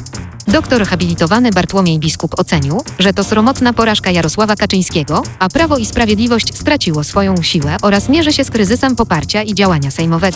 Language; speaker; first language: Polish; native; Polish